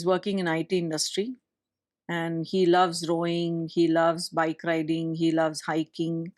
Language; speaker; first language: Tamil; native; Tamil